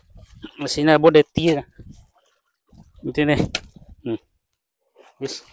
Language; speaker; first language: Portuguese; non-native, learner; Vietnamese